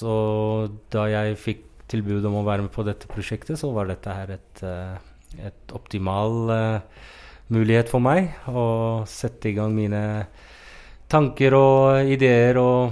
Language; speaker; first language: Norwegian; non-native, fluent; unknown